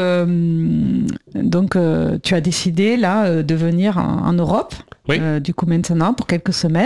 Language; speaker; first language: French; native; French